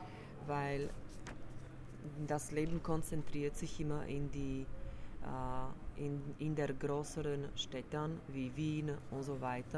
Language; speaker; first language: German; non-native, fluent; Slovak